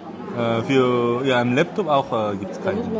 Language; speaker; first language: German; non-native, fluent; Korean